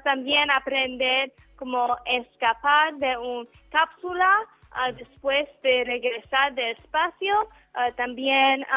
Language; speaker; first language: Spanish; non-native, learner; English